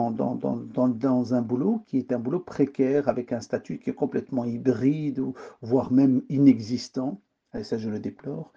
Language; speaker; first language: French; early bilingual, other home language; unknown